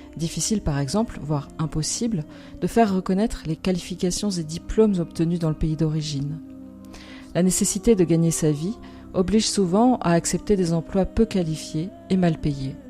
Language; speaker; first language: French; native; French